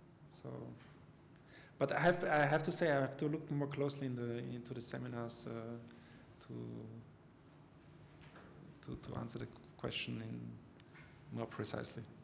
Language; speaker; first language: English; non-native, fluent; German